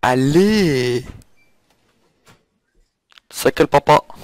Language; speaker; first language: French; native; French